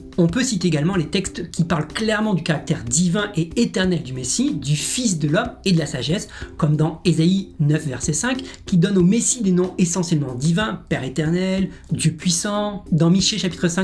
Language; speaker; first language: French; native; French